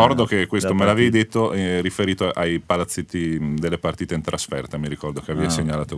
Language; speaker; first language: Italian; native; Italian